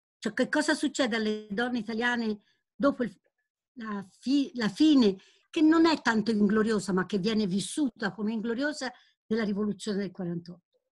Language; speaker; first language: Italian; native; Italian